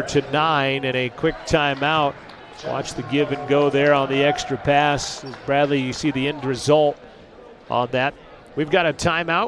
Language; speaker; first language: English; native; English